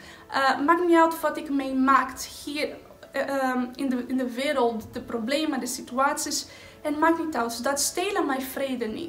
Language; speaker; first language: Dutch; non-native, fluent; Portuguese